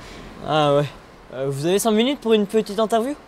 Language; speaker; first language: French; native; French